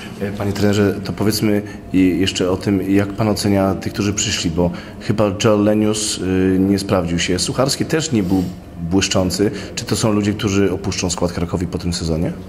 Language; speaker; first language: Polish; native; Polish